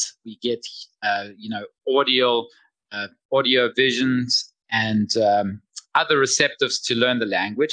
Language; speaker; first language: English; native; English